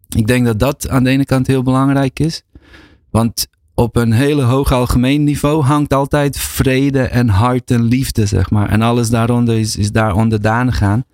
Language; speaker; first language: Dutch; native; Dutch